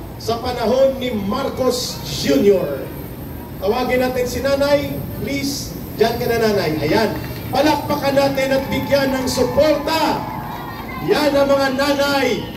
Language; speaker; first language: Filipino; native; Filipino